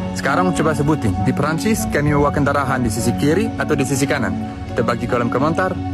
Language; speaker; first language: Indonesian; non-native, fluent; French